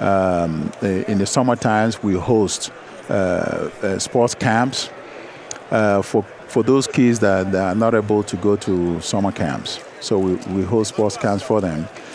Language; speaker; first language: English; non-native, local second language; Igbo